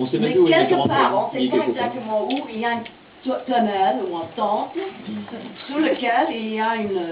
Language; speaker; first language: French; non-native, fluent; English